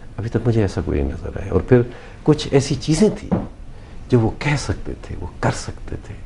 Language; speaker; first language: Urdu; non-native, local second language; Punjabi